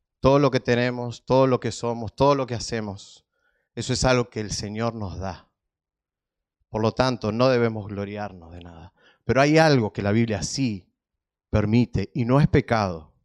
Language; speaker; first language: Spanish; native; Spanish